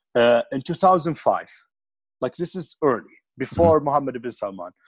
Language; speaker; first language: English; non-native, fluent; Arabic